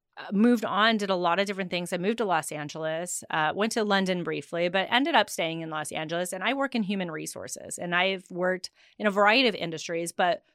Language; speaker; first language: English; native; English